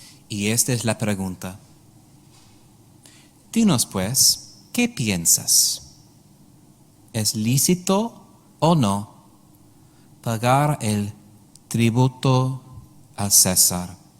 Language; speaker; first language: Spanish; non-native, learner; English